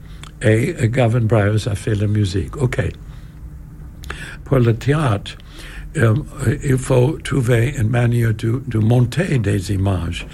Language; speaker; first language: French; non-native, learner; English